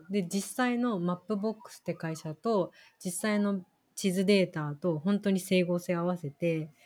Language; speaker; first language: Japanese; native; Japanese